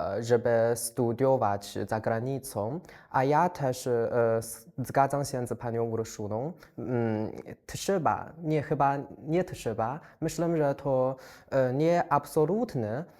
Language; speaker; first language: Polish; non-native, fluent; Chinese